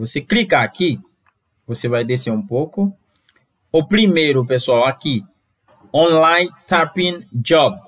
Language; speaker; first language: Portuguese; non-native, fluent; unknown